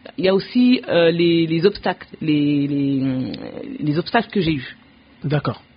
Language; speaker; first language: French; early bilingual, other home language; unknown